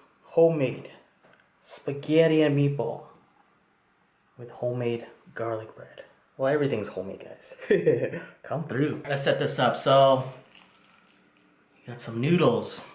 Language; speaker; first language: English; native; English